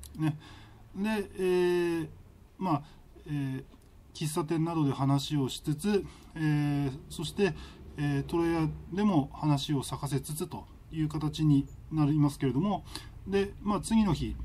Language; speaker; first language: Japanese; native; Japanese